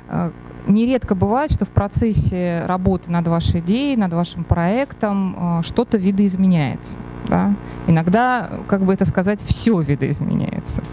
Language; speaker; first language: Russian; native; Russian